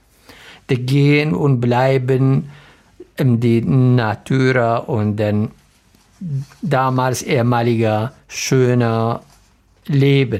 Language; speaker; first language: German; non-native, learner; Arabic